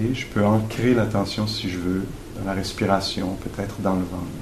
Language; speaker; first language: French; native; French